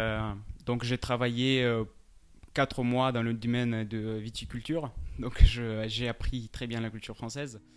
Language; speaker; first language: French; non-native, fluent; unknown